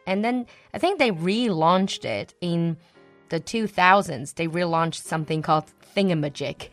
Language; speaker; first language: English; non-native, fluent; Chinese